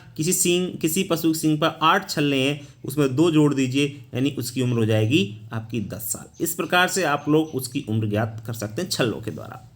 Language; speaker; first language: Hindi; native; Hindi